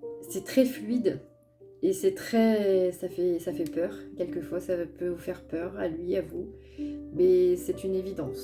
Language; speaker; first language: French; native; French